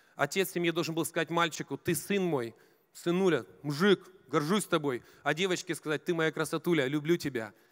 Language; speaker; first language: Russian; native; Russian